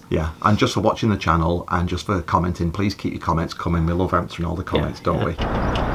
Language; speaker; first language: English; native; English